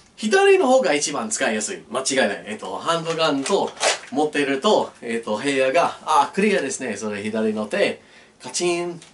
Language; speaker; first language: Japanese; non-native, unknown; English